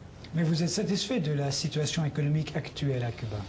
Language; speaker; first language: French; native; French